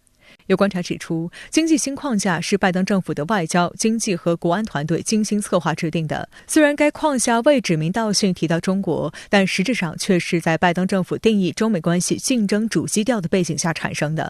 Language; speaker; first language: Chinese; native; Chinese